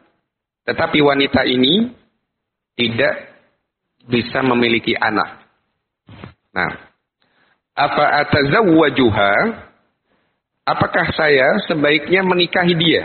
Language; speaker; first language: Indonesian; native; Indonesian